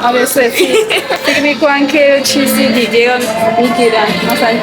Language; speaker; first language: Persian; non-native, learner; Chinese